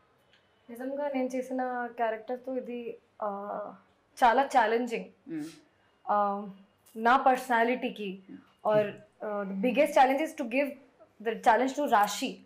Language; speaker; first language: Telugu; non-native, fluent; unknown